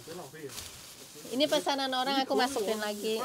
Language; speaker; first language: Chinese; non-native, fluent; Indonesian